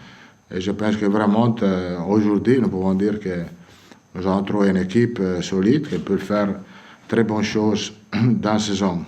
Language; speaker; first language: French; non-native, fluent; Italian